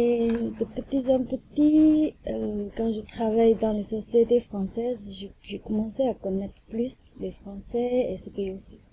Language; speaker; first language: French; non-native, learner; Chinese